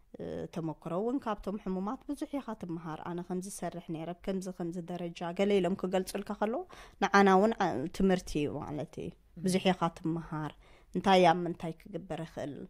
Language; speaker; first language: Tigrinya; native; Tigrinya